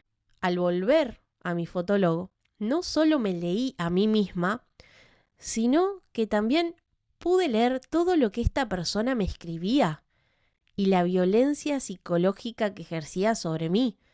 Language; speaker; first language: Spanish; native; Spanish